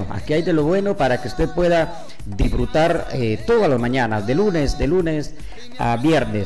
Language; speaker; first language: Spanish; native; Spanish